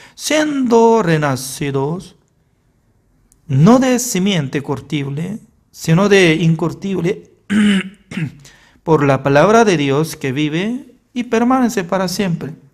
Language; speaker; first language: Spanish; non-native, fluent; Korean